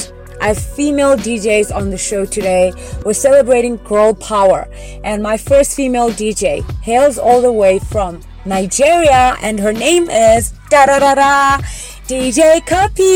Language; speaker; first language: English; non-native, local second language; Venda